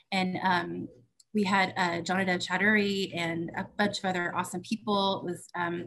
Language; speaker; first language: English; native; English